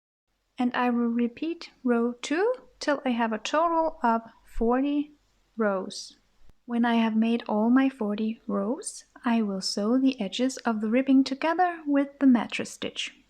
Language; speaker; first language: English; non-native, fluent; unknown